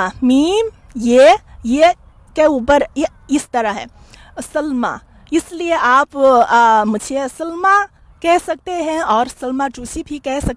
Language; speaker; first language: Hindi; non-native, fluent; Chinese